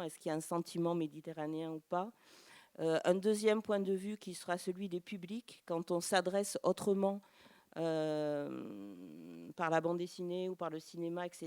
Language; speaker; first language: French; native; French